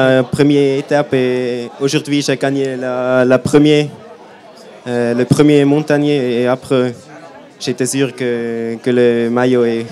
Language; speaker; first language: French; non-native, local second language; German